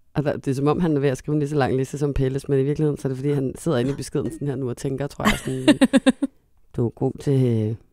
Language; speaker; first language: Danish; native; Danish